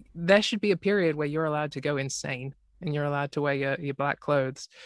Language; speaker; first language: English; native; English